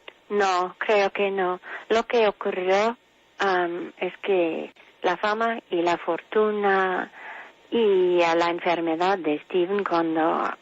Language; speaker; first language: Spanish; non-native, fluent; English